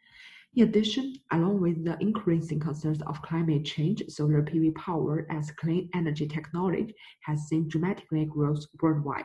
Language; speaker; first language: English; non-native, fluent; Chinese